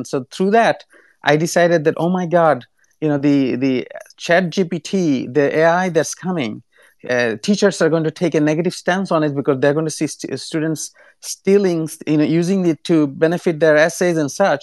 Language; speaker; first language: English; non-native, local second language; Bangla